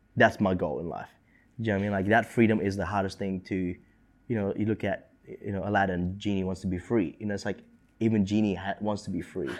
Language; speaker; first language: English; early bilingual, other home language; Indonesian